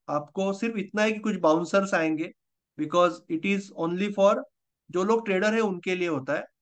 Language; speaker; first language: Hindi; non-native, local second language; Marathi